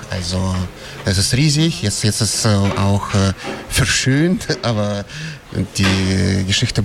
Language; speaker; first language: German; non-native, fluent; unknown